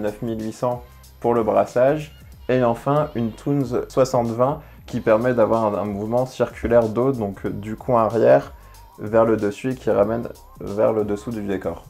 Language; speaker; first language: French; native; French